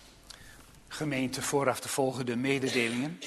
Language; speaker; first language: Dutch; native; Dutch